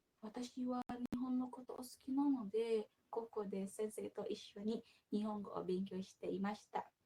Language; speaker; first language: Japanese; non-native, learner; Indonesian